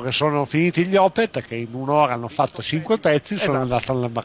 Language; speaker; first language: Italian; native; Italian